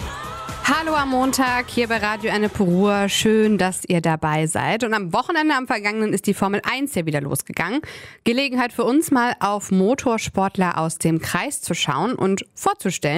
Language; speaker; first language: German; native; German